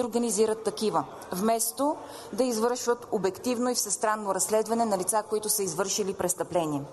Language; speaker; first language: Bulgarian; native; Bulgarian